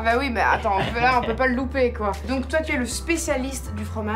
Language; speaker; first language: French; native; French